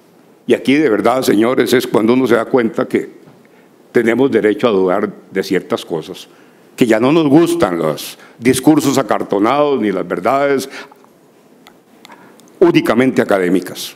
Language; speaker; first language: Spanish; native; Spanish